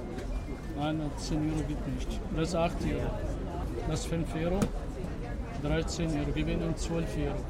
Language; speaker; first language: German; non-native, learner; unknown